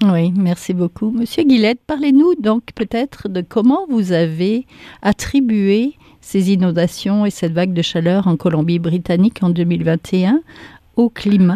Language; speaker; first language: French; native; French